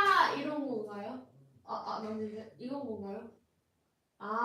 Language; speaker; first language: Korean; non-native, learner; English